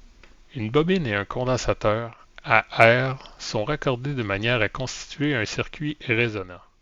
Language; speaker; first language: French; native; French